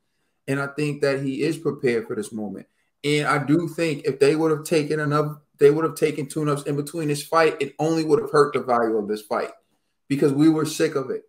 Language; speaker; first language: English; native; English